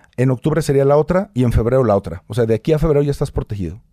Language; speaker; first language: Spanish; native; Spanish